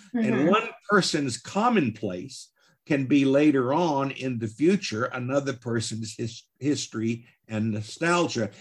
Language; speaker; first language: English; native; English